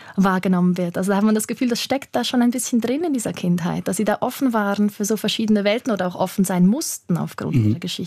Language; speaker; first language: German; native; German